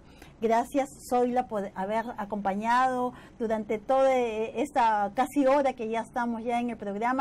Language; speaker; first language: Spanish; native; Spanish